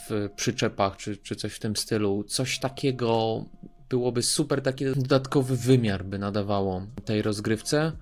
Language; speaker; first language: Polish; native; Polish